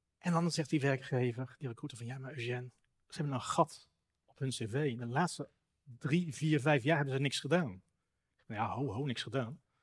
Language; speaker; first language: Dutch; native; Dutch